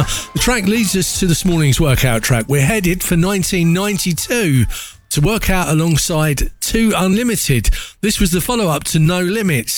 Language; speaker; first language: English; native; English